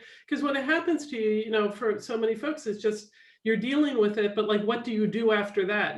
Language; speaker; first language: English; native; English